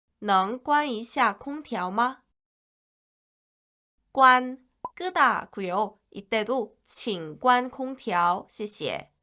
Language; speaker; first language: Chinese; non-native, fluent; Korean